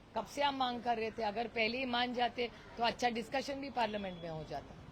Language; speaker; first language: Hindi; non-native, local second language; Marathi